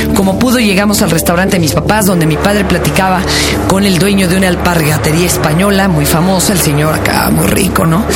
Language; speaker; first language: Spanish; native; Spanish